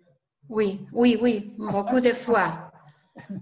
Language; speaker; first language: French; non-native, learner; Spanish